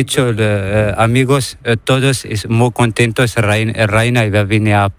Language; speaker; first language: Spanish; non-native, learner; Arabic